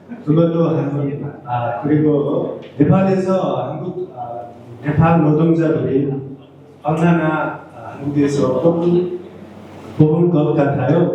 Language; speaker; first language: Korean; non-native, fluent; Nepali